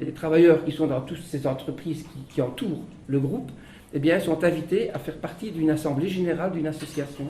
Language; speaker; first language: French; native; French